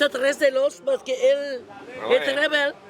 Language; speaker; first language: French; non-native, learner; Spanish